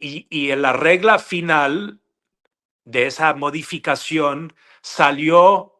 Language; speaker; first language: Spanish; non-native, fluent; English